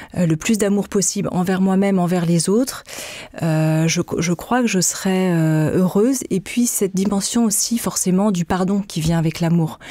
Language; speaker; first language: French; native; French